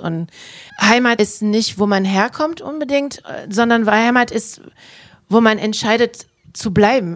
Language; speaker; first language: German; non-native, fluent; French